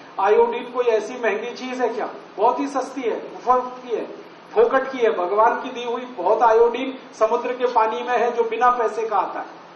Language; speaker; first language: Hindi; native; Hindi